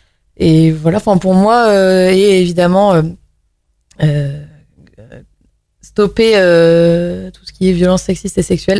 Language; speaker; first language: French; native; French